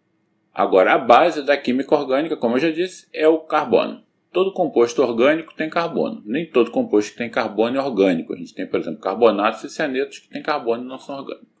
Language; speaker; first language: Portuguese; native; Portuguese